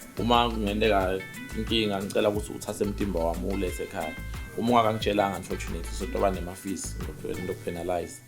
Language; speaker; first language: Zulu; non-native, local second language; Swati